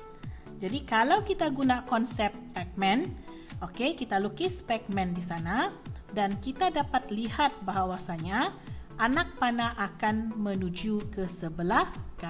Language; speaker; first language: Malay; native; Malay